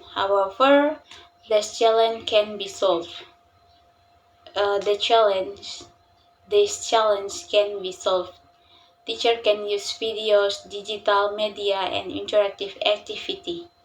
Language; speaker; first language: English; non-native, learner; Indonesian